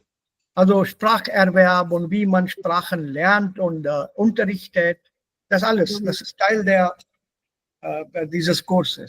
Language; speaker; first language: German; non-native, fluent; Hindi